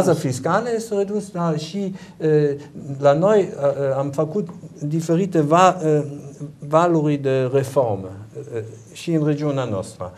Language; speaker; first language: Romanian; non-native, learner; German